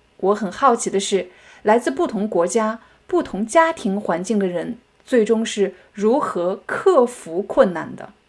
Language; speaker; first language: Chinese; native; Chinese